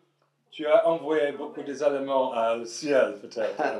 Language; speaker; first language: French; non-native, learner; English